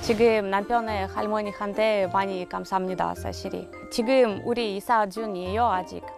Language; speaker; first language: Korean; non-native, learner; Russian